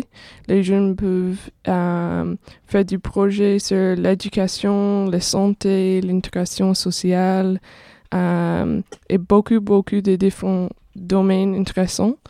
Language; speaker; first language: French; non-native, fluent; English